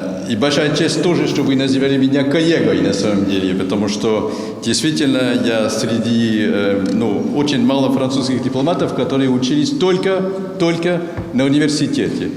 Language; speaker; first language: Russian; non-native, fluent; French